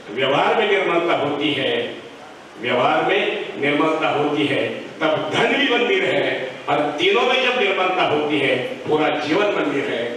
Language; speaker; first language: Hindi; non-native, local second language; Marathi